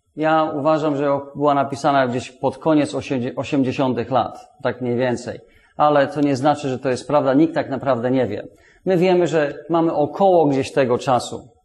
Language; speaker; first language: Polish; non-native, fluent; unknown